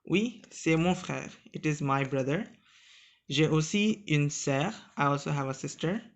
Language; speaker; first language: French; non-native, learner; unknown